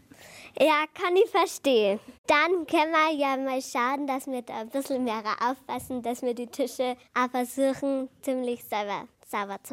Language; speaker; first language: German; native; German